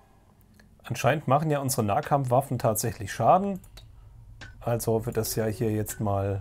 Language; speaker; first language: German; native; German